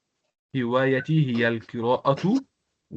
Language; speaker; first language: Arabic; non-native, local second language; Comorian